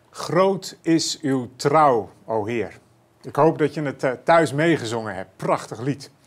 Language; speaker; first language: Dutch; native; Dutch